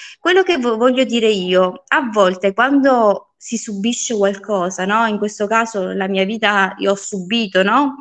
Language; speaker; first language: Italian; early bilingual, other home language; Polish